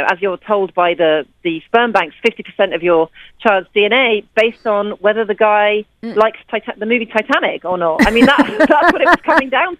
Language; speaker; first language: English; native; English